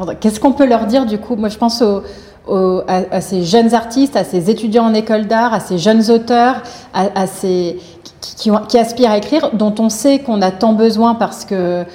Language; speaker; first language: French; native; French